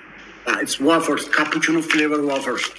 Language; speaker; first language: English; non-native, learner; Oromo